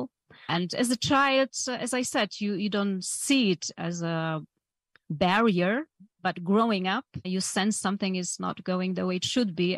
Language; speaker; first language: English; non-native, fluent; Polish